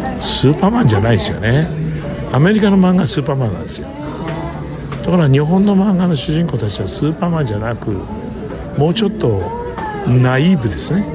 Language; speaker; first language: Japanese; native; Japanese